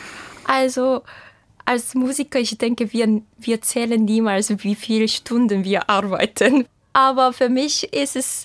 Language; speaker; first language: German; non-native, fluent; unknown